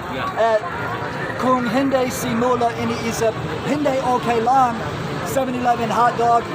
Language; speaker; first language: Filipino; non-native, learner; English